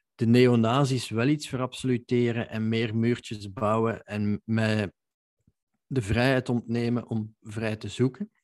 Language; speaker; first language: Dutch; native; Dutch